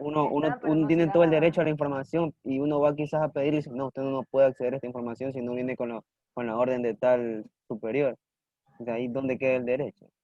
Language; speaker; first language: Spanish; native; Spanish